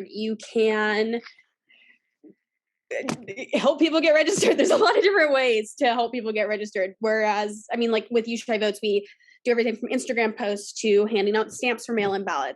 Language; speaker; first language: English; native; English